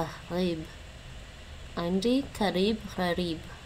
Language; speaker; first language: Arabic; non-native, learner; English